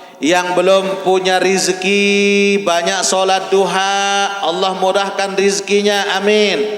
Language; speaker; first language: Malay; non-native, local second language; Sasak